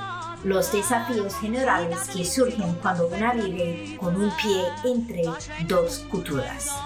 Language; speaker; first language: Spanish; non-native, fluent; English